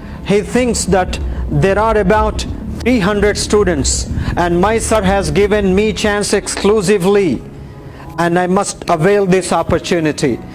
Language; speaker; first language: English; non-native, local second language; Urdu